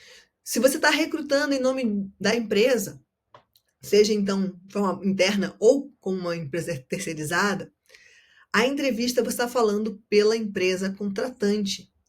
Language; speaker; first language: Portuguese; native; Portuguese